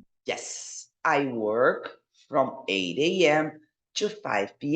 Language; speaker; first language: English; non-native, fluent; Portuguese